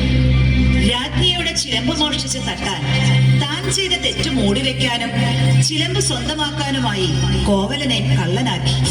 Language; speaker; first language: Malayalam; native; Malayalam